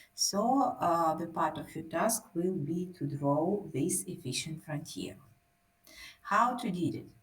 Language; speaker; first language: English; non-native, fluent; Russian